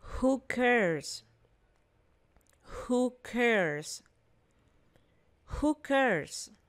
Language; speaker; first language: English; non-native, fluent; Spanish